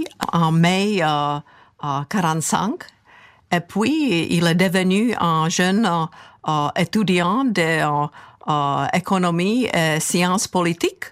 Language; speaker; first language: French; non-native, fluent; Czech